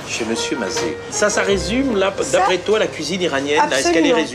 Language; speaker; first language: French; native; French